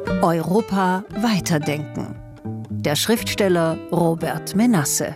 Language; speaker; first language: German; native; German